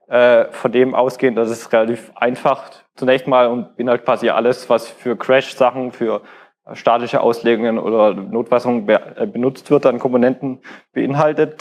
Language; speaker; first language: German; native; German